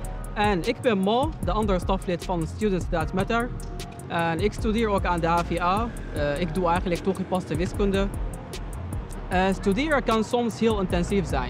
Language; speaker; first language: Dutch; non-native, fluent; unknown